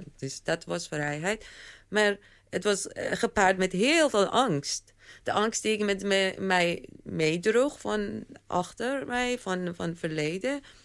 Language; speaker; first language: Dutch; non-native, fluent; Persian